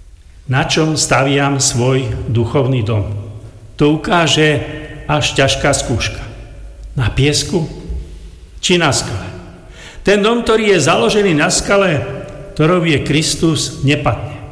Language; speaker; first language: Slovak; native; Slovak